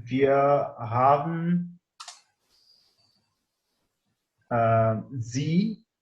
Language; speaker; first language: German; non-native, learner; English